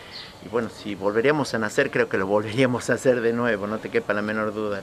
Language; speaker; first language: Spanish; native; Spanish